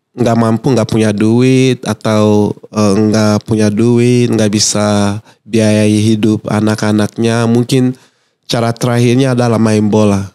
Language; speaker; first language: Indonesian; non-native, fluent; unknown